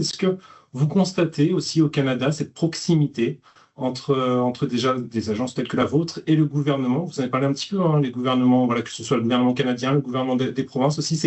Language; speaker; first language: French; native; French